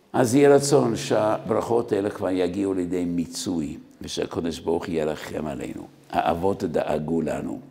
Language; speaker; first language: Hebrew; non-native, fluent; Yiddish